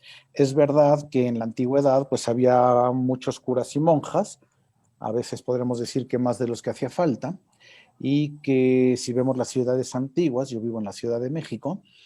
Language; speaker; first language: Spanish; native; Spanish